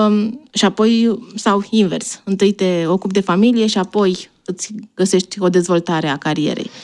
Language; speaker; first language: Romanian; native; Romanian